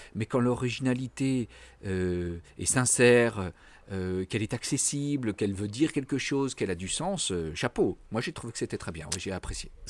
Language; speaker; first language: French; native; French